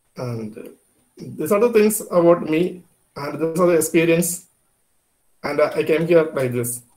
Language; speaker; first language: English; non-native, local second language; Malayalam